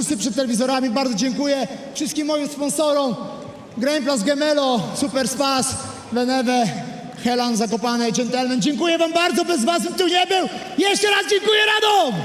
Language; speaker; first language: Polish; native; Polish